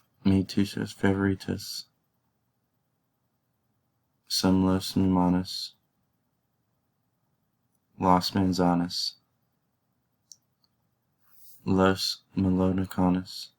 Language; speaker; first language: Spanish; non-native, learner; English